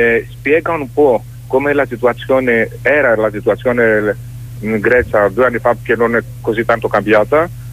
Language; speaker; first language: Italian; non-native, fluent; Greek